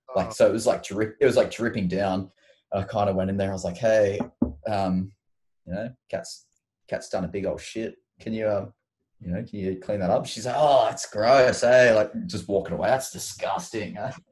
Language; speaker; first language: English; native; English